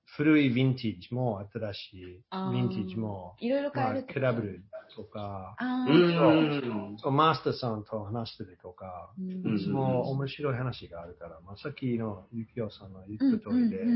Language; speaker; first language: Japanese; non-native, learner; English